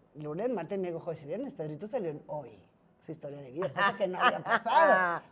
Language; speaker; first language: Spanish; native; Spanish